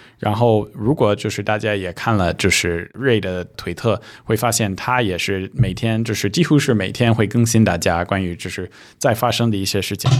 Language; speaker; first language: Chinese; early bilingual, heritage; Chinese